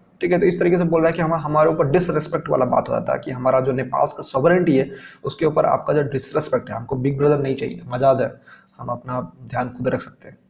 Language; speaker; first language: Hindi; native; Hindi